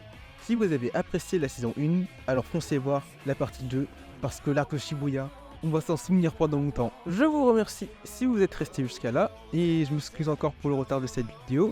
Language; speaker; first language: French; native; French